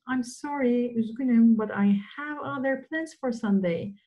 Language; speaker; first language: English; non-native, fluent; Turkish